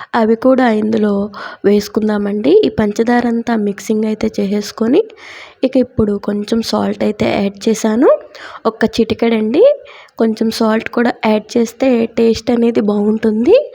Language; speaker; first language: Telugu; native; Telugu